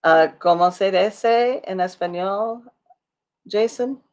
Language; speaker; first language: Spanish; non-native, learner; English